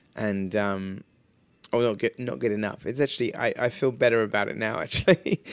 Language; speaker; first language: English; native; English